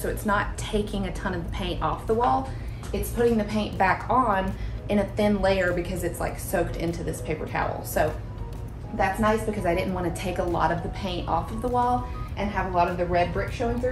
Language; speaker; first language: English; native; English